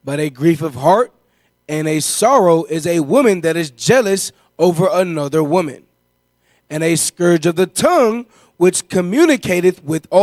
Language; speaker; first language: English; native; English